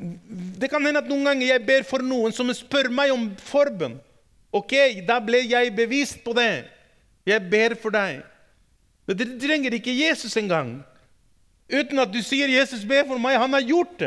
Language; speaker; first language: Norwegian; non-native, fluent; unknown